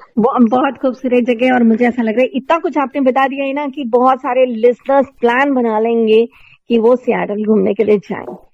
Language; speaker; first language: Hindi; native; Hindi